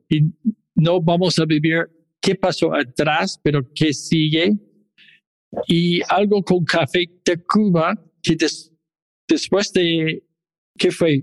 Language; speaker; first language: Spanish; non-native, fluent; English